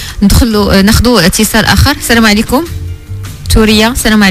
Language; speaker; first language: Arabic; native; Arabic